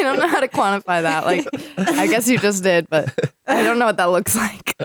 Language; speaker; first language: English; native; English